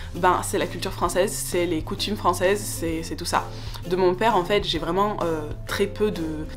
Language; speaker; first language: French; native; French